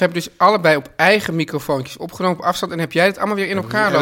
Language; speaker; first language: Dutch; native; Dutch